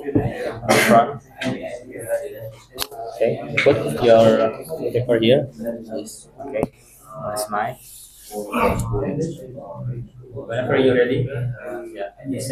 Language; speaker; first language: English; non-native, fluent; Indonesian